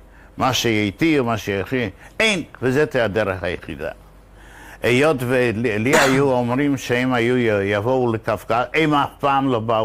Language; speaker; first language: Hebrew; non-native, fluent; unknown